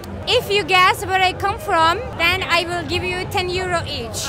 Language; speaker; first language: English; non-native, fluent; Turkish